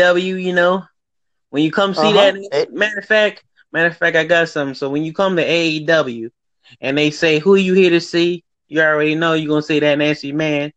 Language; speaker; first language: English; native; English